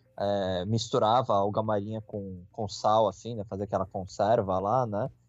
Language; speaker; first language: Portuguese; native; Portuguese